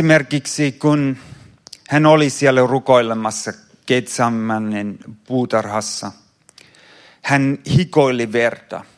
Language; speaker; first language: Finnish; non-native, fluent; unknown